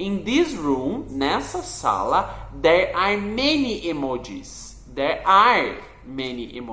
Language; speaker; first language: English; non-native, fluent; Portuguese